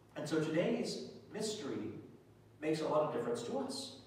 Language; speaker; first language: English; native; English